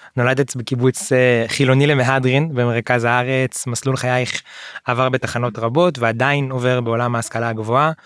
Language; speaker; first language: Hebrew; native; Hebrew